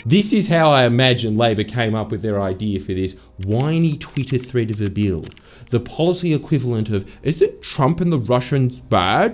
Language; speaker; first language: English; native; English